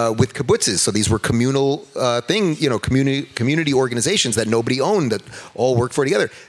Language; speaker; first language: English; native; English